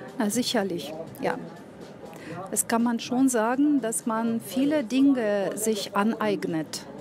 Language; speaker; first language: German; non-native, fluent; Russian